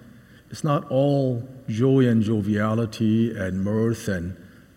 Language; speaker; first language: English; native; English